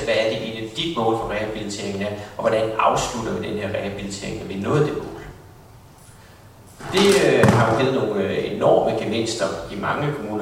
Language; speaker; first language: Danish; native; Danish